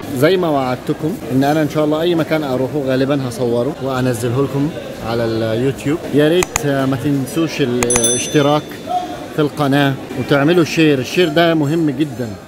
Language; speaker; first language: Arabic; native; Arabic